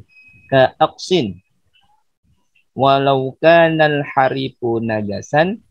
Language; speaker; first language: Arabic; non-native, learner; Indonesian